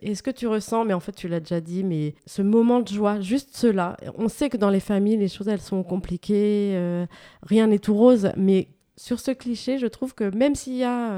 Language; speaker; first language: French; native; French